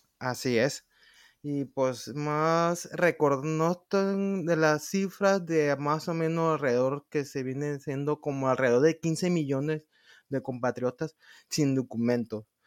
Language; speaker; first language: Spanish; native; Spanish